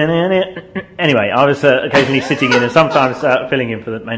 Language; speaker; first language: English; native; English